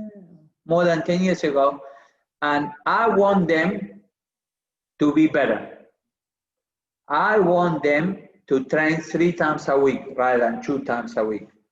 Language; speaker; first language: English; non-native, fluent; Spanish